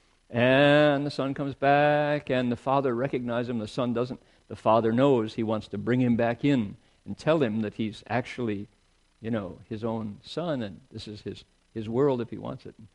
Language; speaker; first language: English; native; English